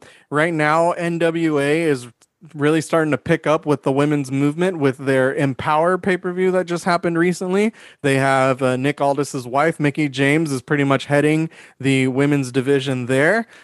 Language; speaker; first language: English; native; English